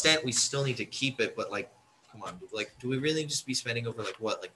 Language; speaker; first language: English; native; English